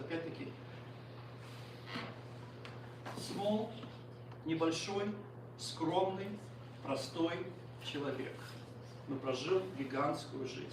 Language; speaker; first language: Russian; native; Russian